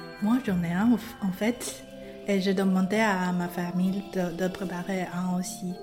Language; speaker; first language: French; non-native, fluent; Chinese